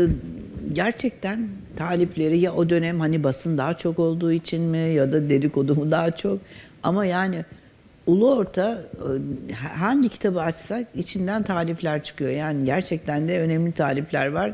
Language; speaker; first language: Turkish; native; Turkish